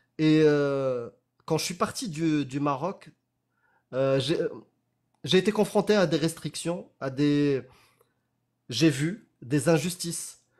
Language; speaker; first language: French; non-native, local second language; Arabic